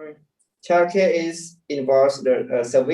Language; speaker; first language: English; non-native, learner; Khmer